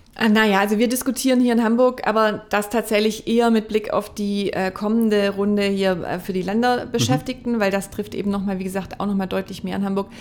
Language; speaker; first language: German; native; German